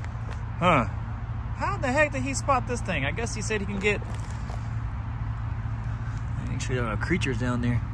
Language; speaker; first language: English; native; English